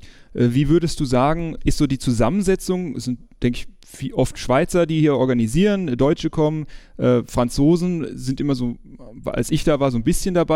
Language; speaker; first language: German; native; German